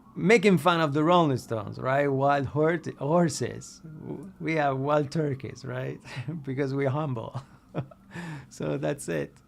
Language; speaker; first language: English; non-native, fluent; Italian